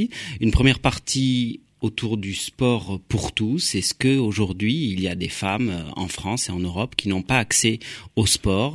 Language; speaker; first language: French; native; French